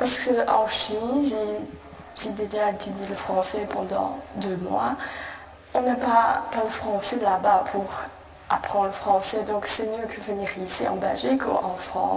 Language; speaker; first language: French; non-native, learner; Chinese